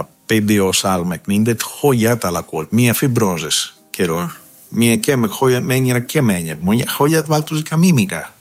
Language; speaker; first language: Hungarian; non-native, fluent; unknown